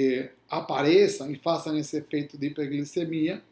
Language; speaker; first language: Portuguese; non-native, fluent; Spanish